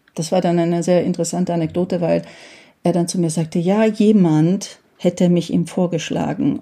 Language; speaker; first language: German; early bilingual, heritage; Hungarian